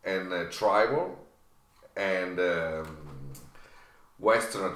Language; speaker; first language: English; non-native, fluent; Italian